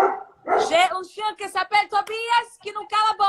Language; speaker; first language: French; non-native, learner; Portuguese